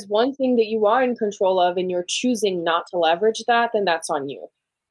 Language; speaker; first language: English; non-native, fluent; Portuguese